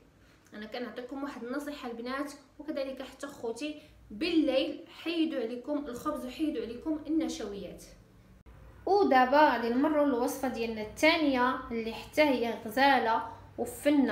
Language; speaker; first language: Arabic; native; Arabic